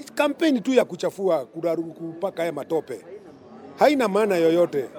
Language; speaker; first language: Swahili; non-native, local second language; Kikuyu